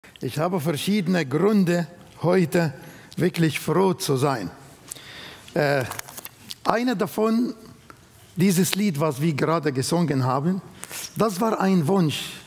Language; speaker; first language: German; non-native, fluent; Arabic